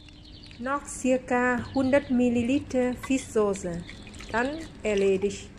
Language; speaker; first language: German; non-native, fluent; Vietnamese